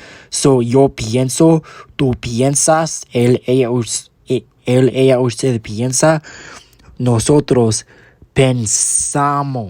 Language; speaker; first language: Spanish; non-native, learner; English